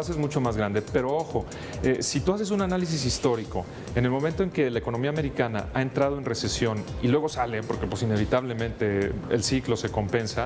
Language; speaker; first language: Spanish; native; Spanish